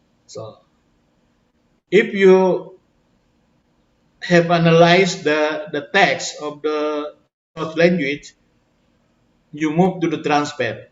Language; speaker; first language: English; non-native, fluent; Indonesian